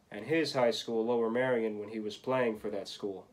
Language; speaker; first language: English; native; English